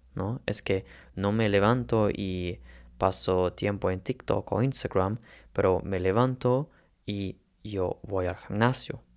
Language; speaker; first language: Spanish; non-native, learner; German